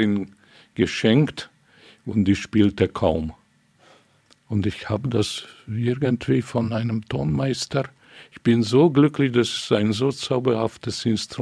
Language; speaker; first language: German; non-native, fluent; Hungarian